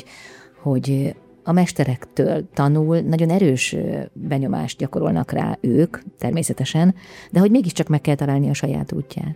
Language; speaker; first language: Hungarian; native; Hungarian